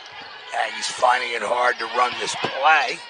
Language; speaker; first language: English; native; English